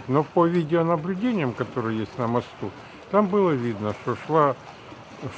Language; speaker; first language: Russian; native; Russian